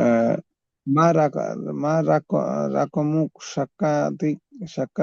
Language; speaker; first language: Arabic; non-native, learner; Bangla